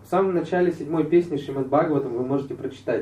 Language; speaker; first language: Russian; native; Russian